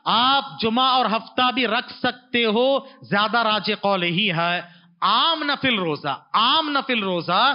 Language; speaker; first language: Urdu; native; Urdu